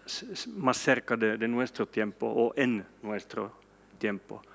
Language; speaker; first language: Spanish; non-native, fluent; Swedish